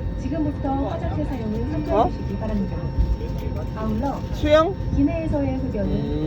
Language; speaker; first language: Korean; native; Korean